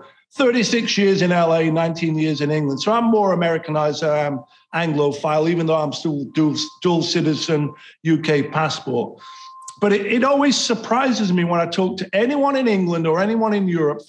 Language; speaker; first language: English; native; English